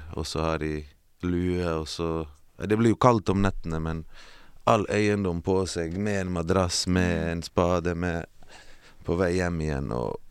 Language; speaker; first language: Norwegian; early bilingual, other home language; Bosnian